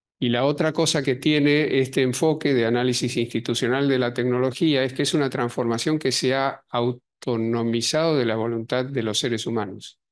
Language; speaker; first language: Spanish; native; Spanish